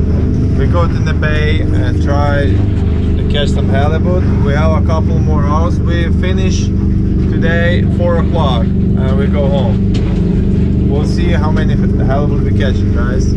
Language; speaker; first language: English; non-native, learner; Russian